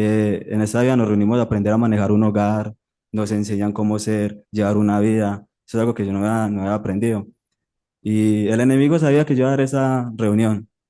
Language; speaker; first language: Spanish; native; Spanish